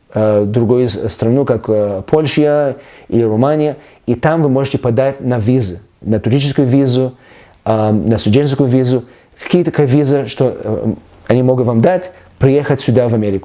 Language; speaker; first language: Russian; early bilingual, heritage; Russian